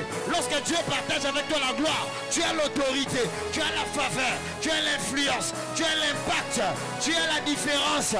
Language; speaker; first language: French; non-native, local second language; Lingala